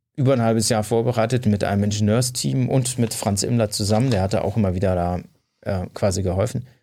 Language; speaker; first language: German; native; German